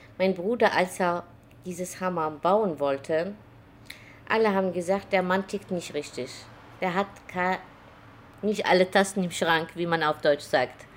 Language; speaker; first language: German; early bilingual, other home language; Arabic